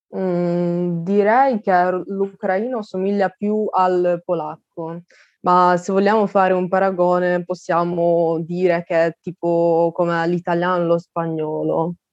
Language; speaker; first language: Italian; non-native, fluent; Russian